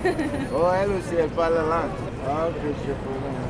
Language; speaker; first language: French; non-native, learner; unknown